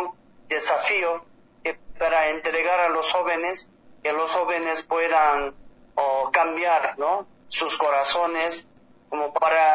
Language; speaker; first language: Spanish; non-native, learner; Korean